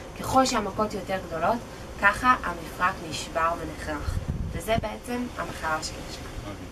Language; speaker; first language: Hebrew; native; Hebrew